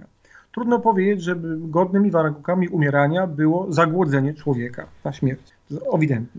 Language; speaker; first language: Polish; native; Polish